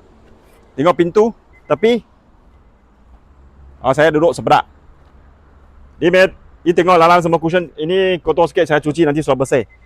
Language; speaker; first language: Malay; non-native, local second language; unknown